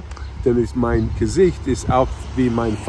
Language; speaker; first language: German; non-native, learner; English